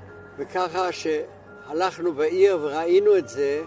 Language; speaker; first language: Hebrew; non-native, fluent; German